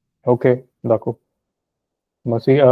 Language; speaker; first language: French; non-native, learner; Punjabi